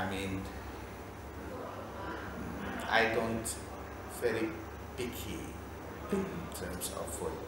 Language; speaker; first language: English; non-native, fluent; Indonesian